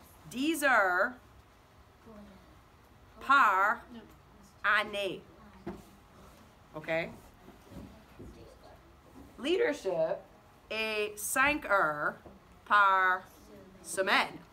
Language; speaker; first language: French; non-native, fluent; English